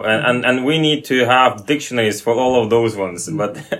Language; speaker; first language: English; non-native, fluent; Lithuanian